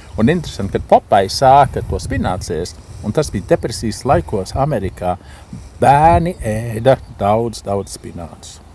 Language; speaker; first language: Latvian; early bilingual, heritage; Latvian